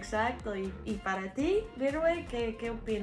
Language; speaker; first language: Spanish; non-native, fluent; English